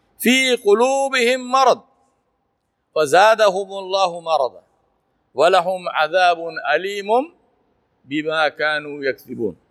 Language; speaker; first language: Arabic; non-native, fluent; Urdu